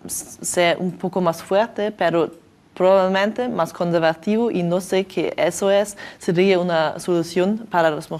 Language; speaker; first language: Spanish; non-native, learner; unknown